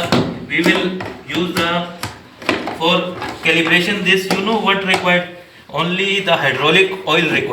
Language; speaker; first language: English; non-native, learner; Indonesian